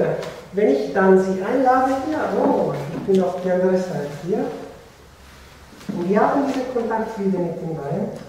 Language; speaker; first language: German; non-native, fluent; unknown